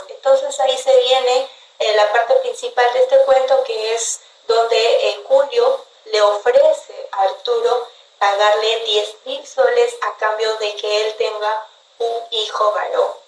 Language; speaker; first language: Spanish; native; Spanish